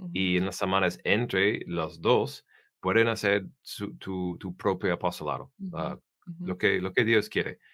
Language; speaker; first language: Spanish; non-native, learner; English